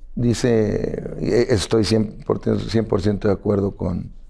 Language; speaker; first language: Spanish; native; Spanish